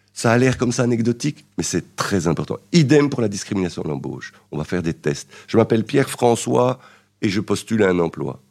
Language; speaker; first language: French; native; French